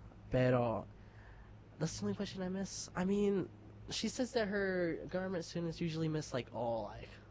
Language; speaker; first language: English; early bilingual, other home language; Spanish